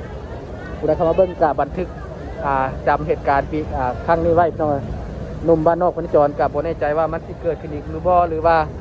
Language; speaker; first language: Thai; non-native, local second language; Lao